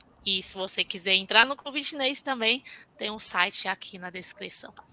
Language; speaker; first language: Portuguese; non-native, fluent; Chinese